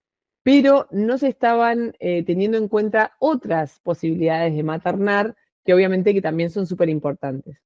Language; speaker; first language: Spanish; native; Spanish